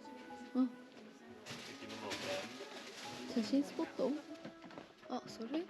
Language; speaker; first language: Japanese; native; Japanese